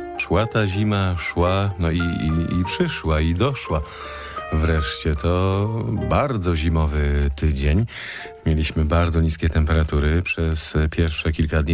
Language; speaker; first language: Polish; native; Polish